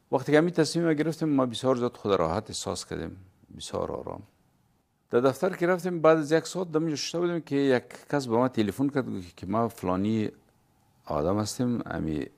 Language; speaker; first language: Persian; native; Persian